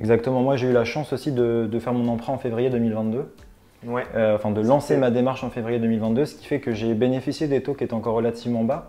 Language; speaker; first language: French; native; French